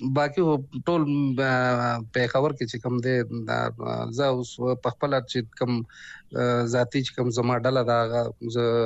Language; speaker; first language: Pashto; non-native, local second language; Punjabi